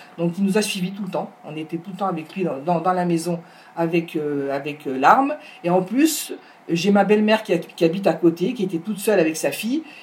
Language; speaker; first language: French; native; French